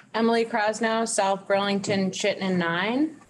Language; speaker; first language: English; native; English